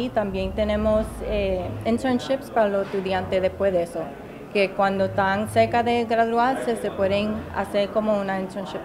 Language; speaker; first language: Spanish; early bilingual, heritage; Spanish